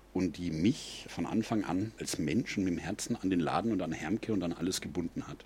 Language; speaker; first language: German; native; German